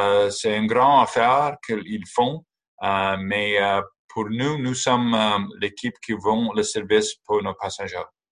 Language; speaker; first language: French; non-native, learner; English